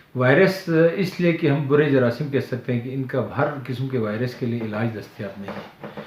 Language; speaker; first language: Urdu; non-native, local second language; Balti